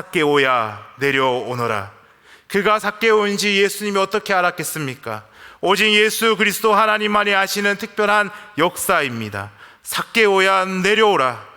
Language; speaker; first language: Korean; native; Korean